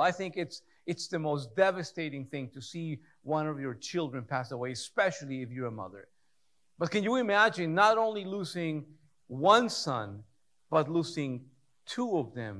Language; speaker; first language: English; early bilingual, other home language; Spanish